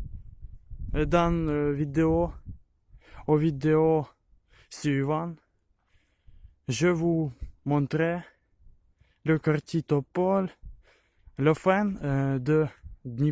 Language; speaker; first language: French; non-native, learner; Ukrainian